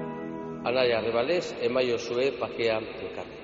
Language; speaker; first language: Basque; native; Basque